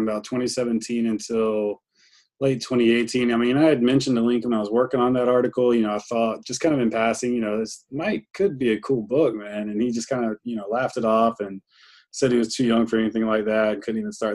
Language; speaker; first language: English; native; English